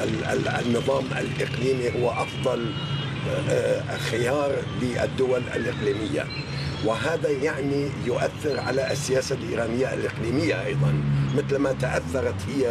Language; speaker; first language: Arabic; non-native, fluent; Persian